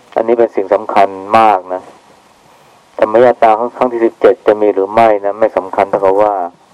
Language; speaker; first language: Thai; native; Thai